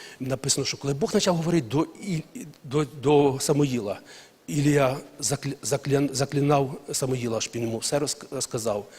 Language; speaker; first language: Ukrainian; non-native, local second language; Russian